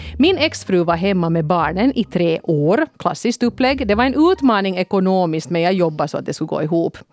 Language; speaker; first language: Swedish; native; Swedish